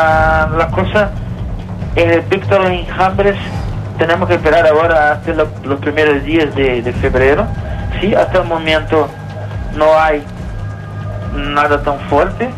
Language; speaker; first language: Spanish; non-native, learner; Portuguese